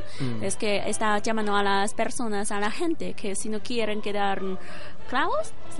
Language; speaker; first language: Spanish; non-native, learner; Chinese